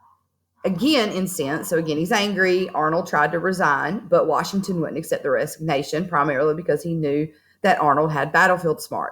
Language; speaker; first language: English; native; English